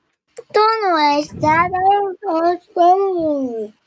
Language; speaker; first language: English; non-native, learner; Korean